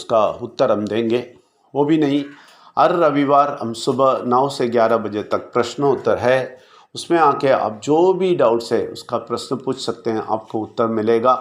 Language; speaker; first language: Hindi; non-native, local second language; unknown